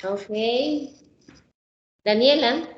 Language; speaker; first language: English; non-native, learner; Spanish